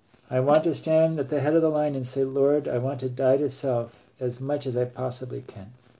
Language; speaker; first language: English; native; English